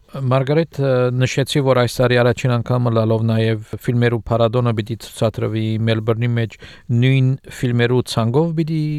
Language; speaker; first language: Armenian; early bilingual, heritage; Armenian